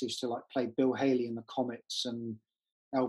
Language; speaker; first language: English; native; English